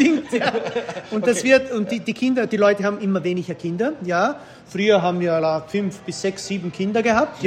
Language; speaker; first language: German; early bilingual, heritage; German